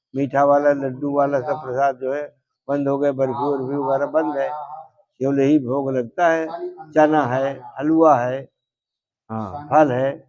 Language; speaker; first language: Hindi; native; Hindi